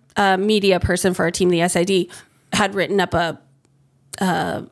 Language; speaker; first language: English; native; English